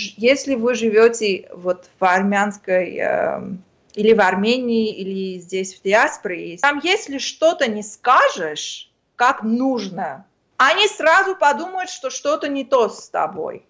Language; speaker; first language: Russian; early bilingual, other home language; Armenian